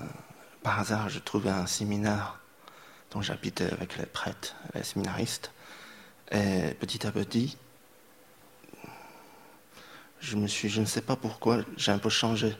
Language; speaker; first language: French; non-native, fluent; Chinese